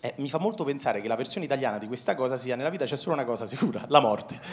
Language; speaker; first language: Italian; native; Italian